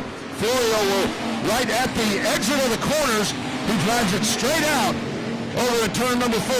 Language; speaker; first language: English; native; English